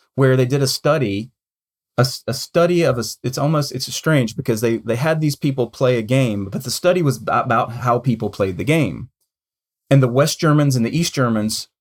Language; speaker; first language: English; native; English